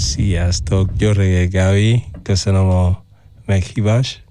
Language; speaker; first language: Hungarian; non-native, fluent; Spanish